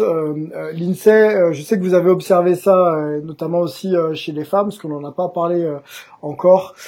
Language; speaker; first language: French; native; French